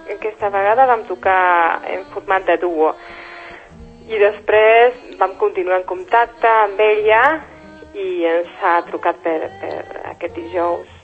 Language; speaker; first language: Catalan; non-native, fluent; Spanish